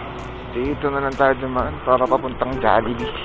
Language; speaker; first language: Filipino; native; Filipino